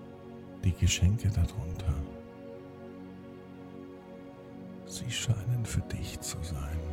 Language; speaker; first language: German; native; German